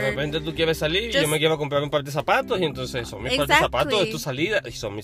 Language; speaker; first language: Spanish; native; Spanish